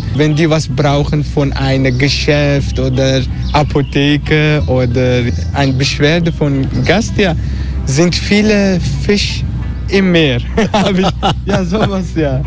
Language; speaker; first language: German; non-native, learner; Turkish